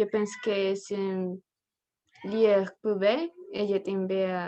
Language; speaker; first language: French; non-native, learner; Spanish